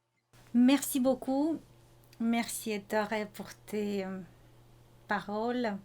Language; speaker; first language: French; non-native, fluent; Russian